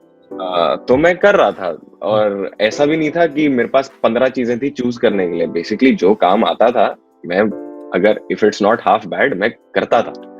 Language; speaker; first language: Hindi; native; Hindi